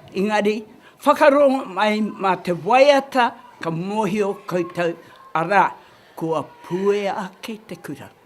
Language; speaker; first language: Māori; native; Māori